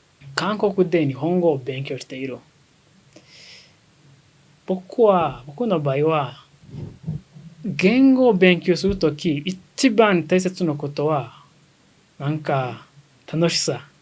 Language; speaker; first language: Japanese; non-native, learner; Kinyarwanda